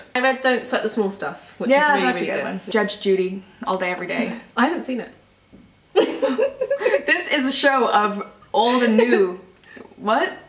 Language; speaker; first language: English; native; English